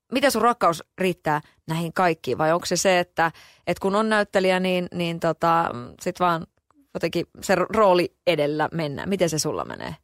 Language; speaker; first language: Finnish; native; Finnish